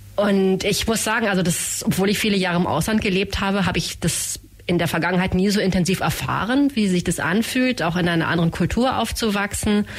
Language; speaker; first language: German; native; German